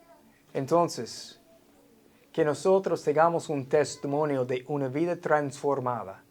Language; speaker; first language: Spanish; non-native, fluent; English